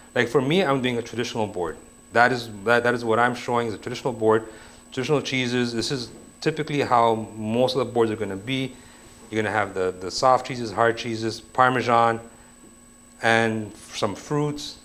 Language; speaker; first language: English; native; English